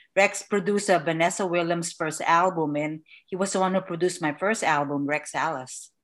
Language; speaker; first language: English; non-native, local second language; Filipino